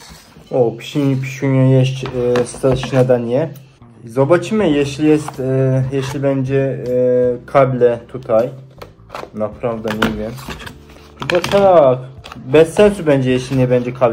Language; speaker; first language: Polish; non-native, learner; Turkish